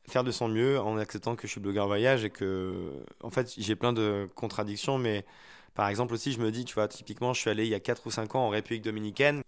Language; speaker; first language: French; native; French